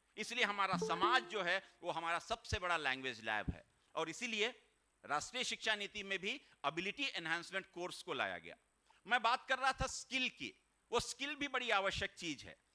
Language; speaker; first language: Hindi; native; Hindi